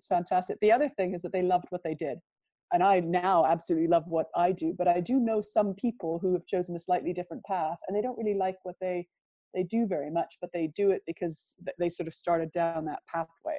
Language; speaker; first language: English; native; English